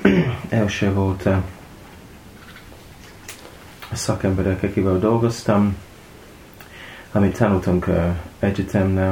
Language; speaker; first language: Hungarian; non-native, learner; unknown